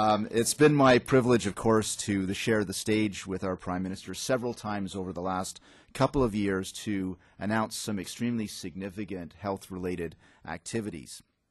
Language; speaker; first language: English; native; English